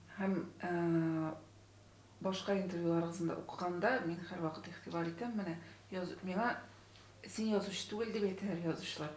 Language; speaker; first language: Tatar; native; Tatar